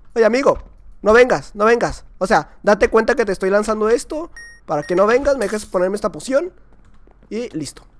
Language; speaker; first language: Spanish; native; Spanish